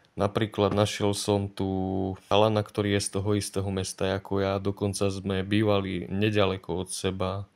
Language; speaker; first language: Slovak; native; Slovak